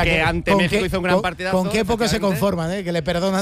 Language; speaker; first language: Spanish; native; Spanish